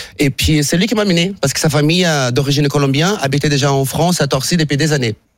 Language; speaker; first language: French; non-native, fluent; Portuguese